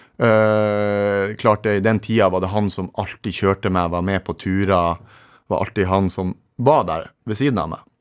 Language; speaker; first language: Norwegian; native; Norwegian